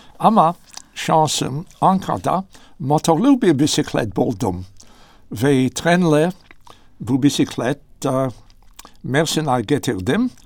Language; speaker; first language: Turkish; non-native, learner; English